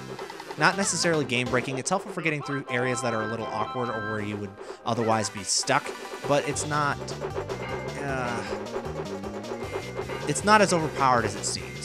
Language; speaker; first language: English; native; English